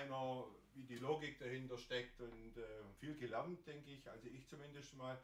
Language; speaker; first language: German; native; German